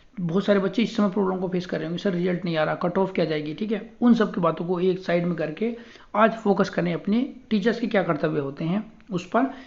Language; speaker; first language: Hindi; native; Hindi